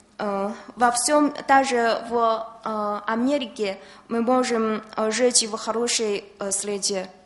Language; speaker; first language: Russian; non-native, learner; Chinese